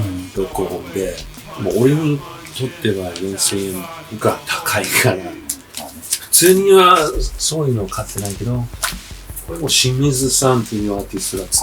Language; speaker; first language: Japanese; non-native, fluent; English